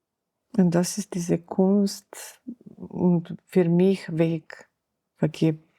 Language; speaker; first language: German; non-native, learner; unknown